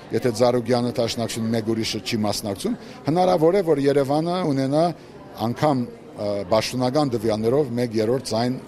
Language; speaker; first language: Armenian; early bilingual, heritage; Armenian